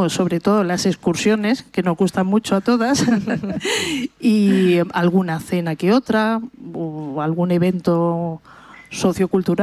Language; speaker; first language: Spanish; native; Spanish